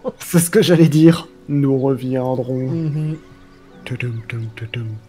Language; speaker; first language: French; native; French